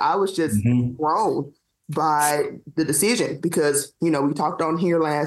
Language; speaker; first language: English; native; English